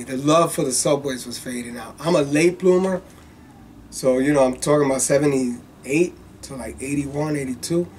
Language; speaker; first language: English; native; English